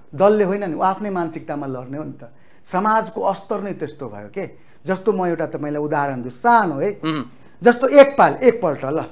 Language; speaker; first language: Nepali; non-native, local second language; Maithili